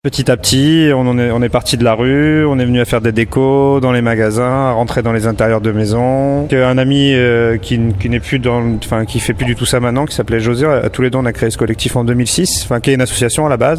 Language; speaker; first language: French; native; French